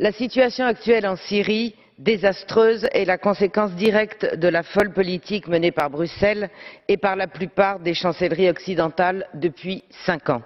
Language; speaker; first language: French; native; French